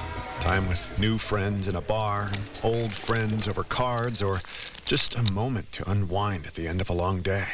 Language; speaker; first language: English; native; English